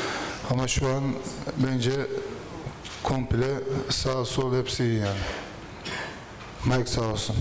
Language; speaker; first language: Turkish; early bilingual, heritage; Turkish